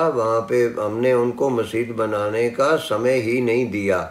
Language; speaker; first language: Hindi; non-native, local second language; Punjabi